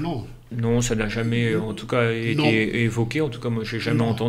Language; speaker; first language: French; native; French